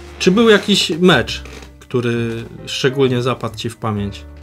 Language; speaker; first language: Polish; native; Polish